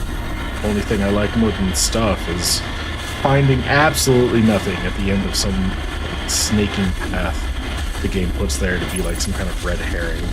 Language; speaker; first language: English; native; English